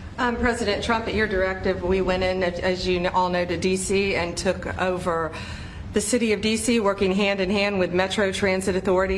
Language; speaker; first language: English; native; English